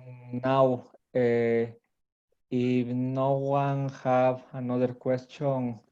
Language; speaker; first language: English; non-native, learner; Spanish